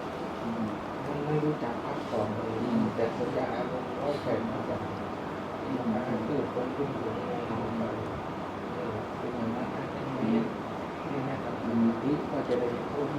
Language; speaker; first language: Thai; native; Thai